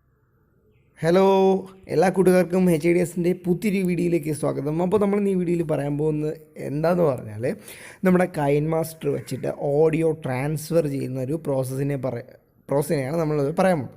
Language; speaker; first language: Malayalam; native; Malayalam